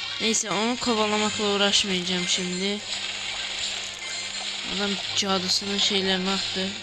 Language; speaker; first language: Turkish; native; Turkish